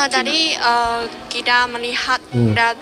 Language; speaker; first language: Indonesian; non-native, learner; Chinese